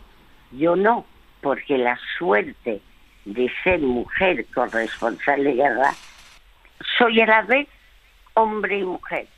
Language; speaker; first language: Spanish; non-native, fluent; French